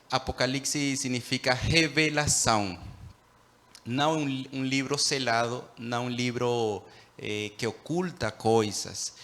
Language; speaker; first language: Portuguese; non-native, fluent; Spanish